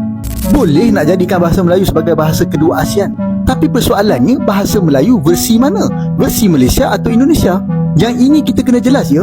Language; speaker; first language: Malay; native; Malay